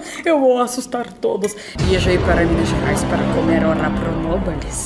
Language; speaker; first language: Portuguese; non-native, fluent; Russian